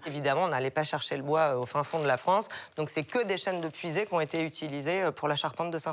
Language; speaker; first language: French; native; French